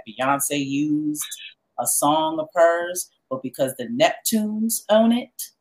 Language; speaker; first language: English; native; English